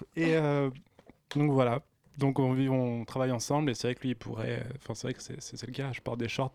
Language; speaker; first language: French; native; French